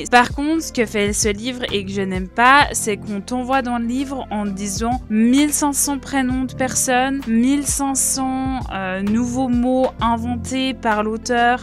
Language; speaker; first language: French; native; French